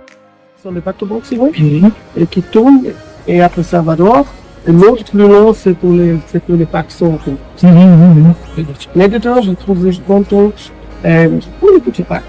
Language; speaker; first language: French; non-native, learner; German